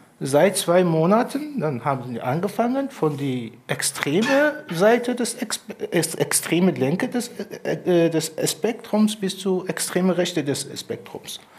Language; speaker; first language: German; non-native, fluent; Persian